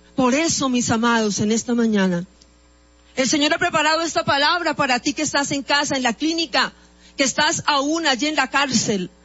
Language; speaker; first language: Spanish; native; Spanish